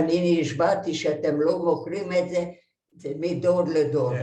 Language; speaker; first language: Hebrew; non-native, fluent; Hungarian